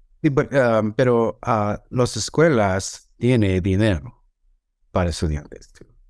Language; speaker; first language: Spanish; non-native, learner; English